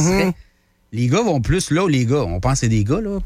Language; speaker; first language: French; native; French